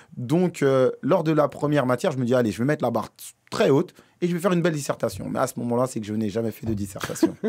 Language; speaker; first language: French; native; French